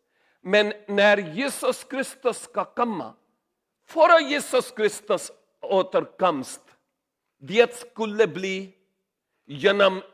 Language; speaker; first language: Swedish; non-native, learner; Urdu